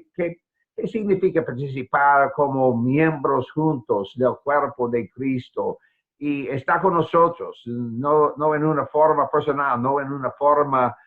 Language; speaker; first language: Spanish; non-native, fluent; English